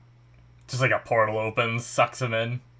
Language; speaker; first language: English; native; English